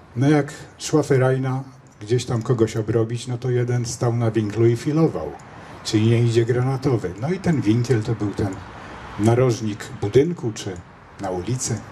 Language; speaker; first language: Polish; native; Polish